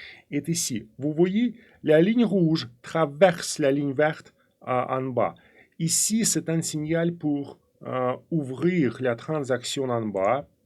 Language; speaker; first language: French; non-native, fluent; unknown